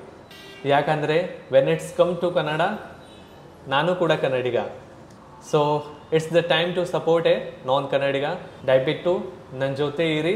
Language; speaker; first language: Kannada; non-native, local second language; Hindi